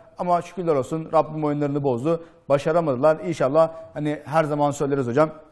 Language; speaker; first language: Turkish; native; Turkish